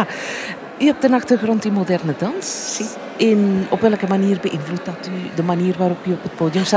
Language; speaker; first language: Dutch; native; Dutch